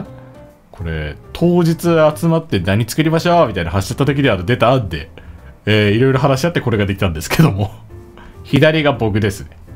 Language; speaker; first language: Japanese; native; Japanese